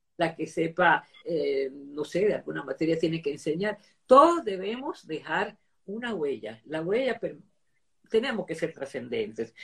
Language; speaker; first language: Spanish; early bilingual, other home language; Italian